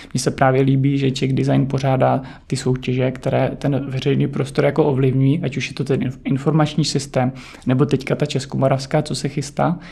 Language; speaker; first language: Czech; native; Czech